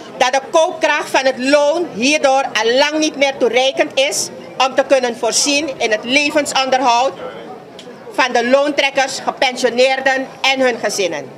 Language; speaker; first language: Dutch; native; Dutch